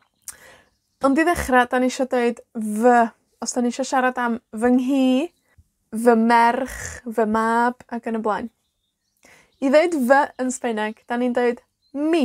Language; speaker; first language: Welsh; native; Welsh